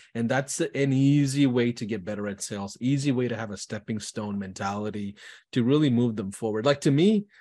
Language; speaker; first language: English; native; English